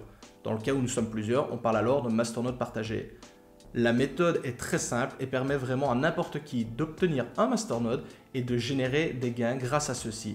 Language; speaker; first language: French; native; French